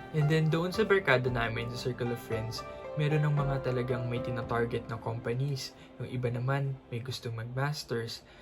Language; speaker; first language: Filipino; native; Filipino